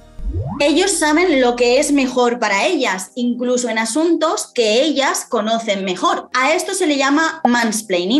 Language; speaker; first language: Spanish; native; Spanish